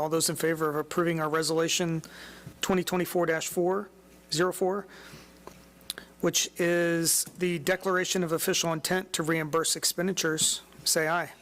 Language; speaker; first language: English; native; English